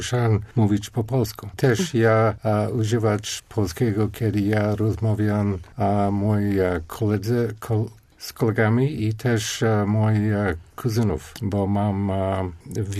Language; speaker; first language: Polish; non-native, learner; English